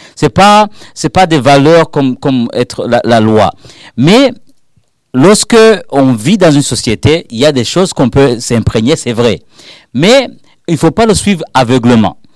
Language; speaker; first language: French; non-native, local second language; Rundi